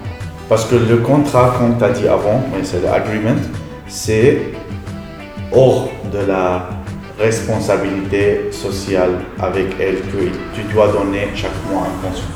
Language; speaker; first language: French; non-native, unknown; Arabic